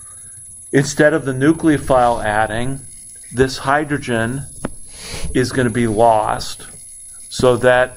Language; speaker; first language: English; native; English